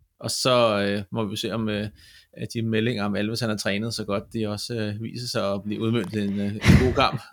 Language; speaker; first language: Danish; native; Danish